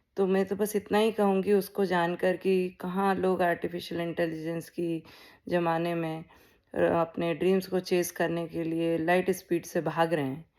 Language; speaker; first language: Hindi; native; Hindi